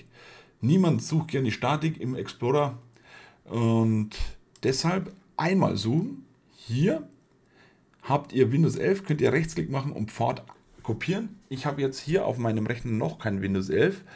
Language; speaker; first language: German; native; German